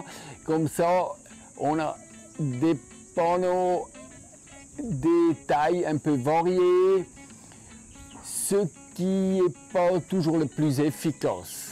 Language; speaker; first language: French; non-native, fluent; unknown